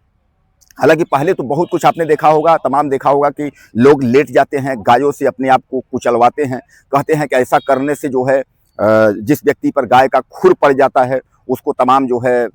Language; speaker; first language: Hindi; native; Hindi